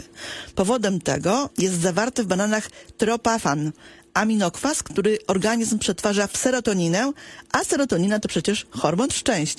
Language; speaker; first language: Polish; native; Polish